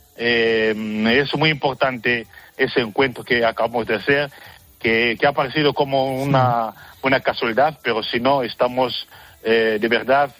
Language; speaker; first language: Spanish; non-native, fluent; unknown